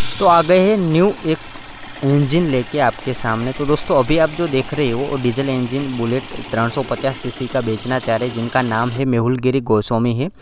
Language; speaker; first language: Hindi; non-native, local second language; Gujarati